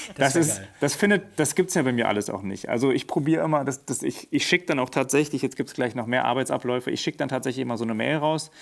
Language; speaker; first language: German; native; German